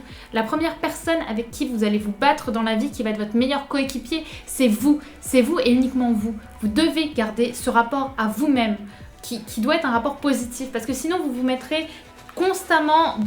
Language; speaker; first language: French; native; French